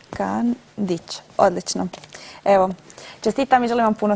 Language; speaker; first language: Croatian; native; Croatian